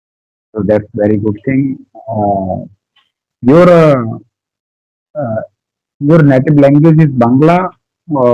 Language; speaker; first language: English; non-native, learner; Hindi